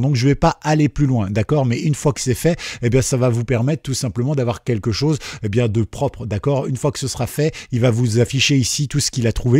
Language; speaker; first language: French; native; French